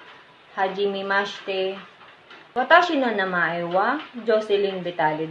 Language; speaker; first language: Japanese; non-native, learner; Filipino